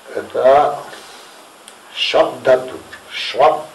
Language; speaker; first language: Russian; non-native, learner; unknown